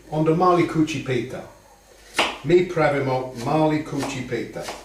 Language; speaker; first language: Bosnian; non-native, learner; English